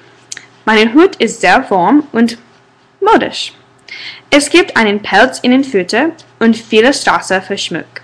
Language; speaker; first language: German; non-native, learner; English